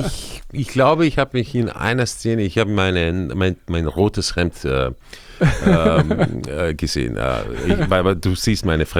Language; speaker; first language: German; non-native, fluent; Croatian